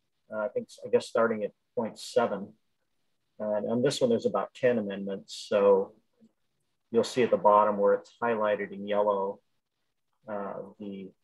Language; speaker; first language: English; native; English